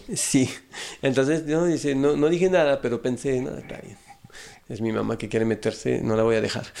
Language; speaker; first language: Spanish; non-native, fluent; French